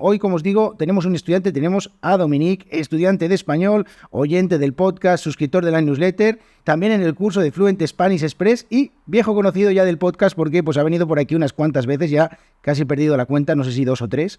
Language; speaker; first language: Spanish; native; Spanish